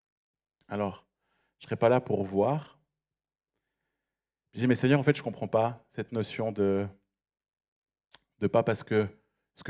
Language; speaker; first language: French; native; French